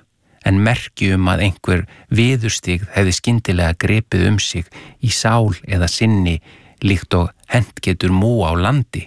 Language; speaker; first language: Icelandic; native; Icelandic